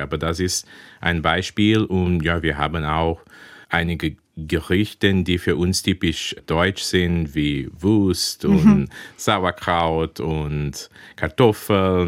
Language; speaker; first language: German; early bilingual, heritage; German